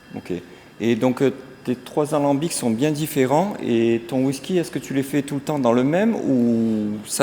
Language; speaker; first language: French; native; French